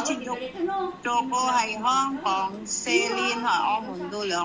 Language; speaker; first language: Cantonese; non-native, learner; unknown